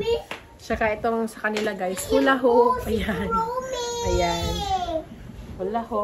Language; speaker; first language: Filipino; non-native, local second language; Hiligaynon